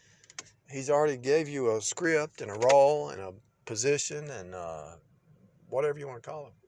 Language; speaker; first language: English; native; English